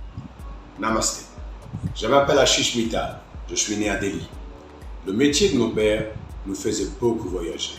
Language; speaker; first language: French; non-native, fluent; Hindi